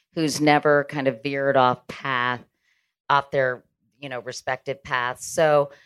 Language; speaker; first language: English; native; English